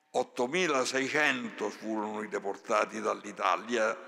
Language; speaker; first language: Italian; native; Italian